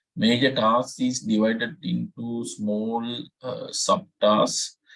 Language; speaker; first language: English; non-native, local second language; Sinhala